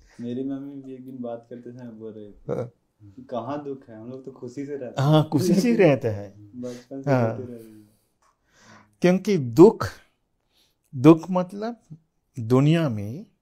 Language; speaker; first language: Hindi; non-native, fluent; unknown